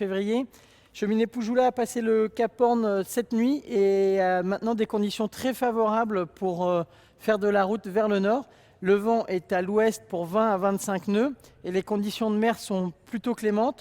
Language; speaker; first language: French; native; French